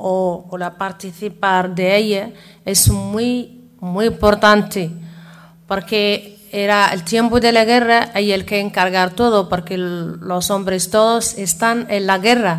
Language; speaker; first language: Spanish; non-native, learner; Arabic